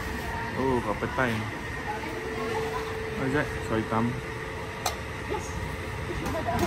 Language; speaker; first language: English; non-native, local second language; Malay